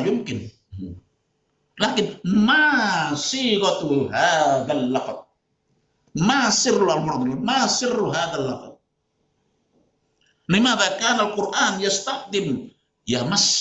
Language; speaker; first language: Arabic; non-native, fluent; Indonesian